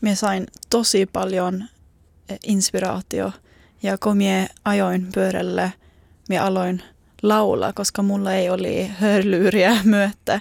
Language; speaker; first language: Finnish; non-native, learner; Swedish